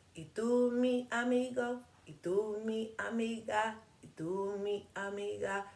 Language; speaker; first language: Spanish; non-native, learner; English